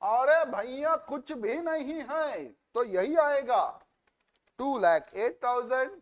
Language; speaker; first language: Hindi; non-native, local second language; Marathi